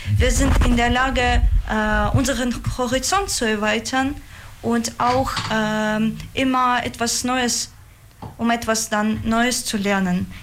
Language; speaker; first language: German; non-native, fluent; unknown